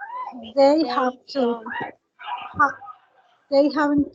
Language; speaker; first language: English; non-native, learner; Spanish